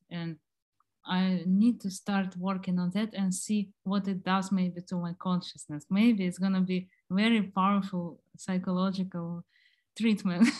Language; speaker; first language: English; non-native, fluent; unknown